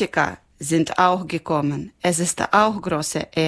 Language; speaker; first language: German; non-native, learner; Ukrainian